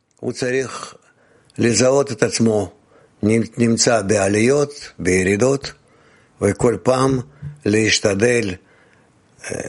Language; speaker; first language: Hebrew; non-native, fluent; Russian